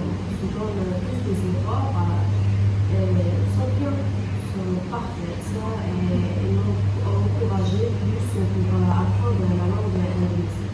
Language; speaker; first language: French; non-native, local second language; Arabic